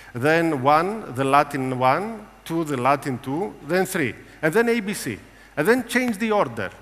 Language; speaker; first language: English; non-native, fluent; Greek